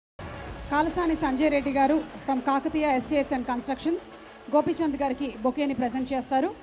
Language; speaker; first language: Telugu; native; Telugu